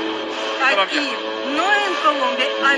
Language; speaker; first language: Spanish; non-native, learner; Russian